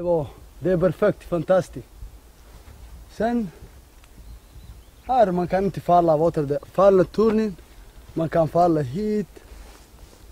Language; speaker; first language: Swedish; non-native, learner; Somali